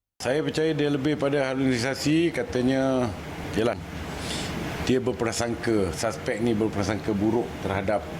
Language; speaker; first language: Malay; native; Malay